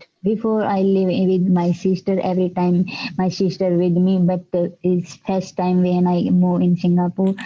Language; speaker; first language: English; non-native, learner; Hindi